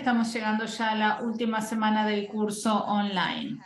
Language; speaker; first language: Spanish; non-native, fluent; Portuguese